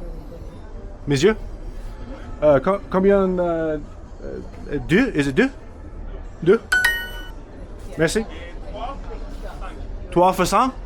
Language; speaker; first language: French; non-native, learner; English